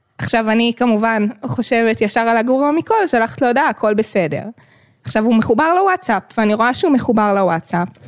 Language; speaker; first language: Hebrew; native; Hebrew